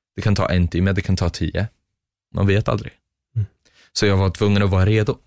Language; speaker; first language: Swedish; non-native, fluent; Arabic